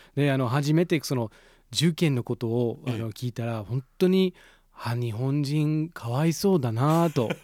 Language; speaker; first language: Japanese; non-native, fluent; English